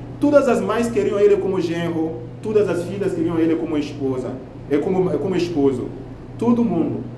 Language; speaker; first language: Portuguese; non-native, fluent; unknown